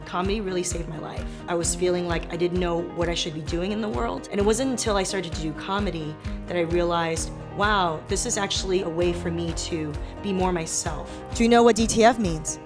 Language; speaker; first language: English; native; English